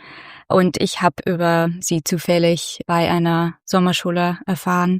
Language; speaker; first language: German; non-native, fluent; Russian